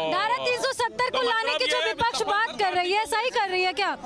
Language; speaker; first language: Hindi; native; Hindi